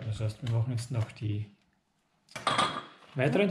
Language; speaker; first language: German; native; German